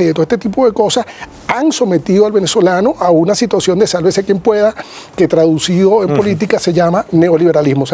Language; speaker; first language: Spanish; native; Spanish